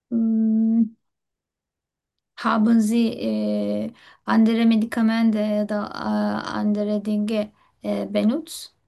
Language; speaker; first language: German; non-native, learner; Turkish